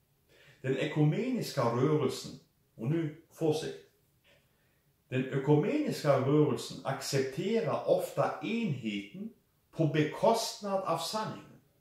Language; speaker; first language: Swedish; non-native, fluent; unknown